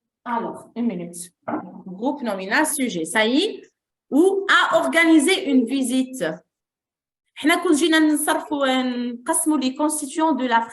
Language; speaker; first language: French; non-native, local second language; Arabic